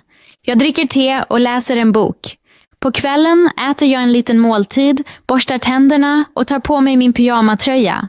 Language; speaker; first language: Swedish; non-native, fluent; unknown